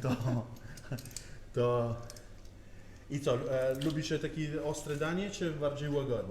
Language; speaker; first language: Polish; non-native, learner; Italian